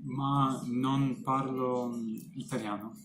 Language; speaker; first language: Italian; non-native, learner; Russian